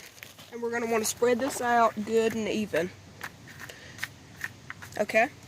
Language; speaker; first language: English; native; English